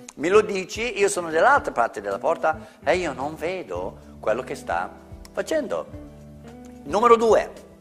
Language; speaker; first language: Italian; non-native, fluent; English